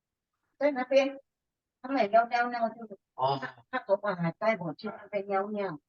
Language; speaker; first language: Chinese; early bilingual, heritage; Chinese